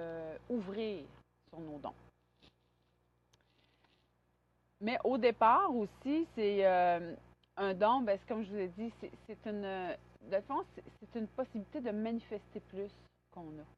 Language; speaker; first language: French; native; French